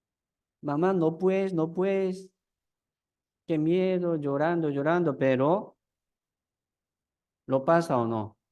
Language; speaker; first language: Spanish; non-native, fluent; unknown